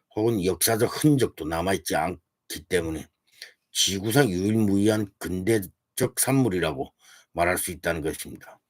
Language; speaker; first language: Korean; early bilingual, heritage; Korean